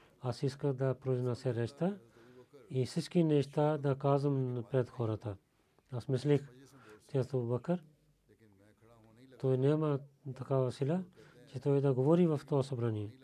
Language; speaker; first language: Bulgarian; non-native, learner; Urdu